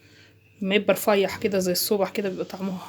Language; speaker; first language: Arabic; native; Arabic